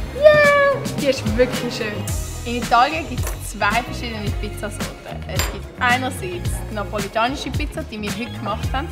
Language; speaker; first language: German; native; German